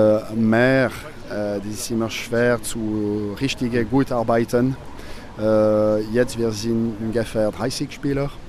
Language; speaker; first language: German; non-native, fluent; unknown